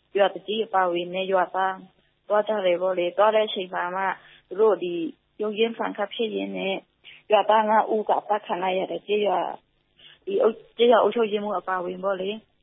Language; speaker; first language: Burmese; non-native, local second language; Pa'o Karen